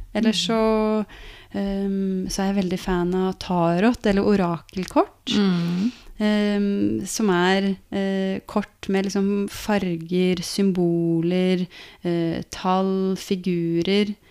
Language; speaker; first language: Norwegian; native; Norwegian